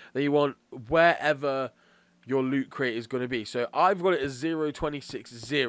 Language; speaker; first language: English; native; English